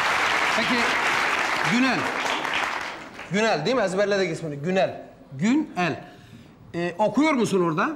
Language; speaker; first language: Turkish; native; Turkish